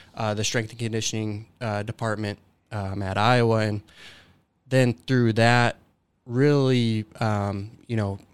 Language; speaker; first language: English; native; English